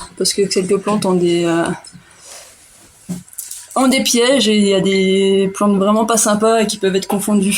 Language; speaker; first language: French; native; French